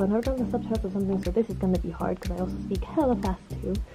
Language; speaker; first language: English; early bilingual, other home language; Spanish